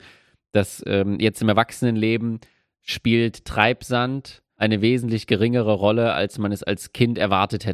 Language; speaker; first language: German; native; German